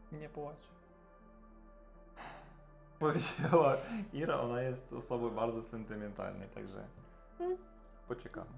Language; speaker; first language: Polish; non-native, learner; Russian